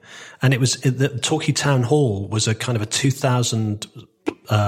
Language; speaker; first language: English; native; English